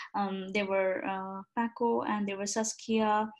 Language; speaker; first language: English; non-native, local second language; Bangla